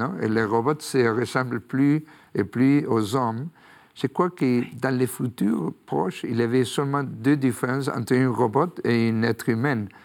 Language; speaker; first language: French; non-native, fluent; Spanish